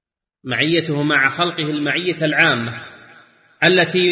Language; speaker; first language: Arabic; native; Arabic